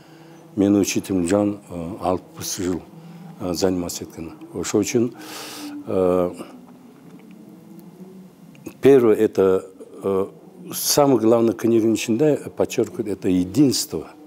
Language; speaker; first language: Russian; non-native, local second language; Kyrgyz